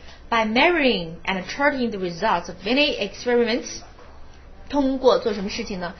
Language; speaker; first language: English; non-native, fluent; Chinese